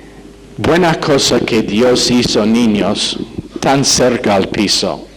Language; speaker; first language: Spanish; non-native, fluent; English